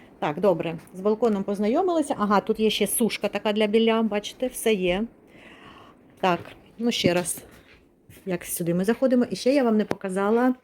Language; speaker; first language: Ukrainian; non-native, local second language; Russian